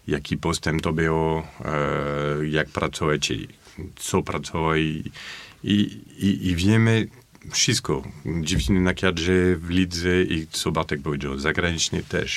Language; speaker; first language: Polish; non-native, fluent; French